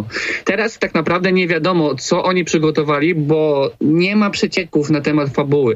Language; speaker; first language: Polish; native; Polish